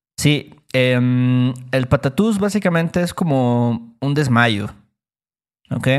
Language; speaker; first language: Spanish; native; Spanish